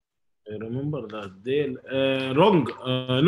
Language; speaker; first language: English; non-native, learner; Arabic